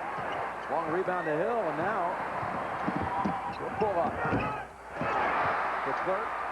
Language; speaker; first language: English; native; English